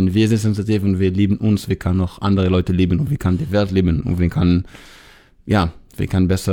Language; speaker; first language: German; non-native, learner; English